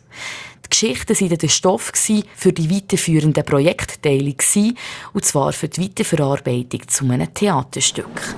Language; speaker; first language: German; native; German